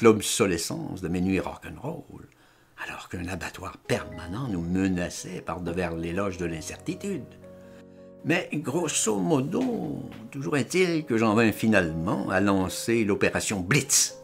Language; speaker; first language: French; native; French